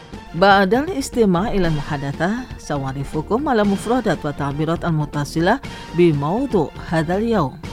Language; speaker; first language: Arabic; non-native, fluent; Indonesian